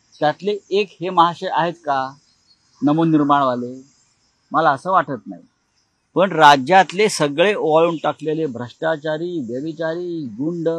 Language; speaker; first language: Marathi; native; Marathi